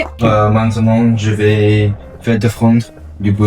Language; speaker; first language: French; non-native, learner; English